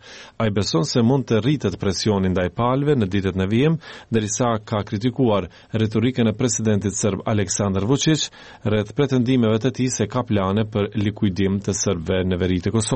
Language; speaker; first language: Albanian; native; Albanian